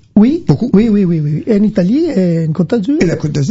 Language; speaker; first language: French; non-native, learner; Italian